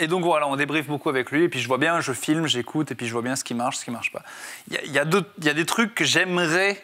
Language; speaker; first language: French; native; French